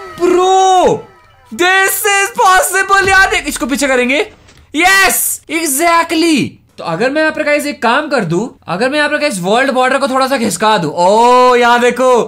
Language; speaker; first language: Hindi; native; Hindi